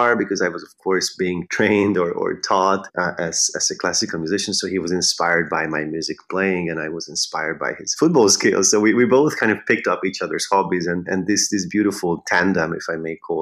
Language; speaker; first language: English; non-native, fluent; Hungarian